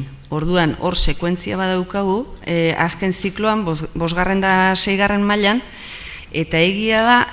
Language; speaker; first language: Basque; native; Basque